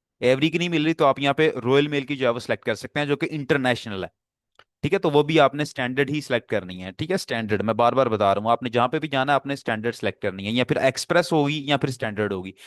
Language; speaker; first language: Urdu; non-native, local second language; Punjabi